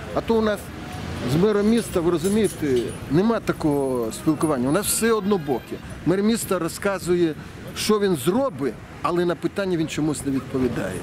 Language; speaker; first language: Ukrainian; native; Ukrainian